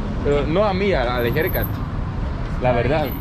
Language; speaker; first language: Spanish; non-native, learner; Greek